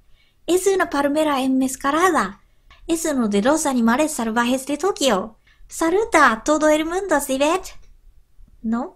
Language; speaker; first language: Spanish; non-native, learner; Japanese